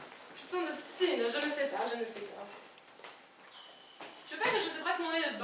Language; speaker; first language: French; native; French